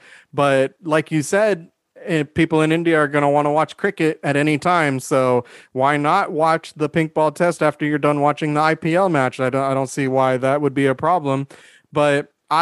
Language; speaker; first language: English; native; English